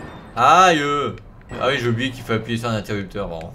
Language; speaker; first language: French; native; French